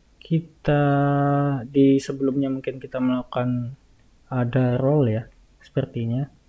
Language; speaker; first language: Indonesian; native; Indonesian